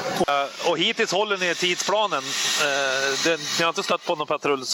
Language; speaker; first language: Swedish; native; Swedish